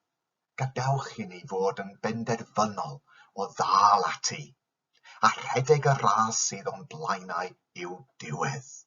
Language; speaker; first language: Welsh; non-native, fluent; English